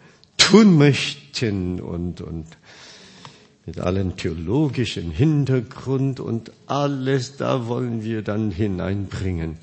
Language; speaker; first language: German; non-native, fluent; Korean